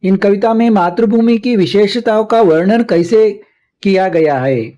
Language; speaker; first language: Hindi; non-native, local second language; Kannada